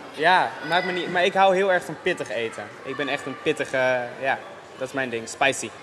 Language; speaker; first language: Dutch; native; Dutch